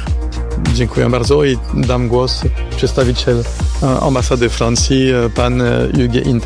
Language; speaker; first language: Polish; non-native, fluent; French